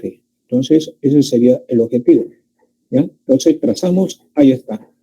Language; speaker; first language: Spanish; native; Spanish